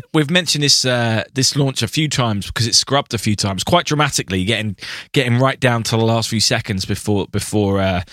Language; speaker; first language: English; native; English